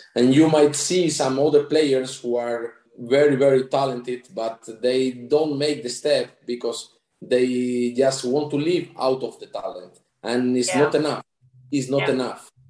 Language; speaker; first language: English; non-native, fluent; Spanish